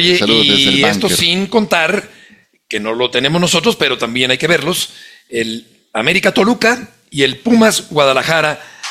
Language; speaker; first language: Spanish; native; Spanish